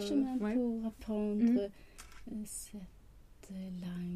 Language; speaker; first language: French; non-native, learner; Swedish